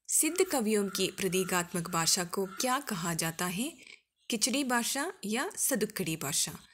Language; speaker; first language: Hindi; non-native, local second language; Malayalam